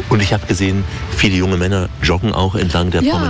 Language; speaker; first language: German; native; German